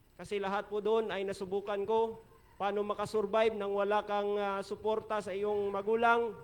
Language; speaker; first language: Filipino; non-native, local second language; Hiligaynon